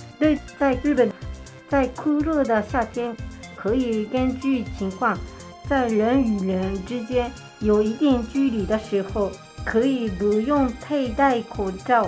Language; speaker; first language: Chinese; non-native, fluent; Japanese